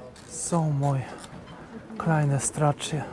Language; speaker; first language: Dutch; non-native, learner; Polish